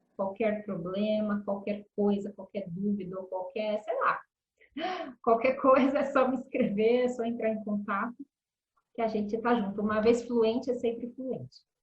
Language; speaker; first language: Portuguese; native; Portuguese